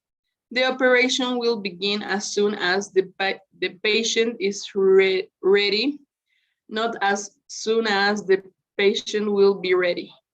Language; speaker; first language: English; non-native, learner; Spanish